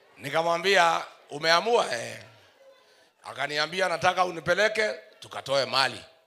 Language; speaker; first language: Swahili; non-native, local second language; Kikuyu